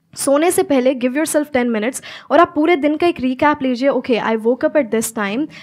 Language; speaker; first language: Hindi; native; Hindi